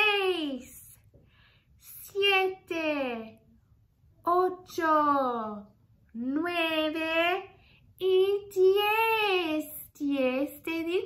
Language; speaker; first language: Spanish; non-native, learner; English